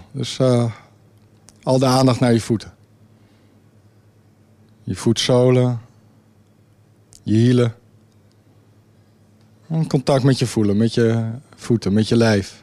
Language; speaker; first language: Dutch; native; Dutch